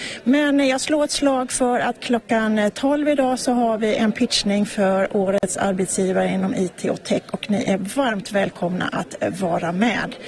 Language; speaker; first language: Swedish; native; Swedish